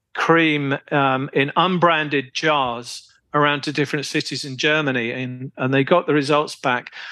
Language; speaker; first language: English; native; English